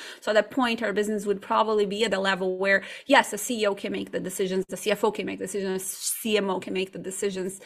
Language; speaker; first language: English; non-native, fluent; Portuguese